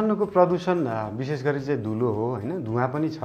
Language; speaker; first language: Nepali; native; Nepali